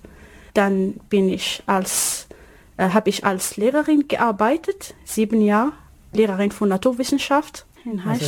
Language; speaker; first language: German; non-native, learner; Arabic